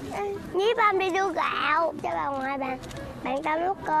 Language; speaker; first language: Vietnamese; native; Vietnamese